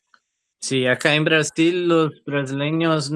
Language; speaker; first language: Spanish; non-native, learner; Portuguese